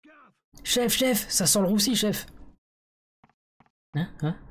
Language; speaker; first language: French; native; French